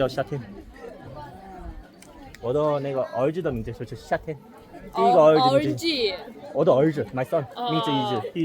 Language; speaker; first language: Chinese; non-native, fluent; Korean